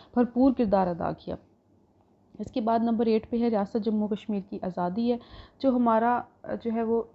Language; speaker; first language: Urdu; non-native, local second language; Punjabi